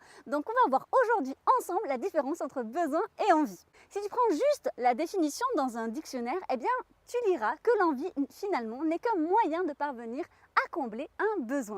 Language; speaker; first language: French; native; French